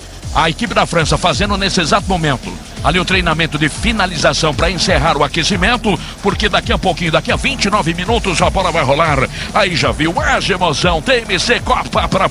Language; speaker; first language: Portuguese; native; Portuguese